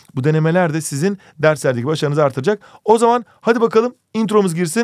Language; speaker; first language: Turkish; native; Turkish